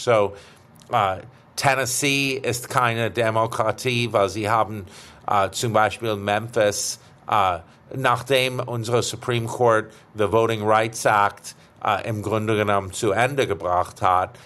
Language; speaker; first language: German; non-native, fluent; English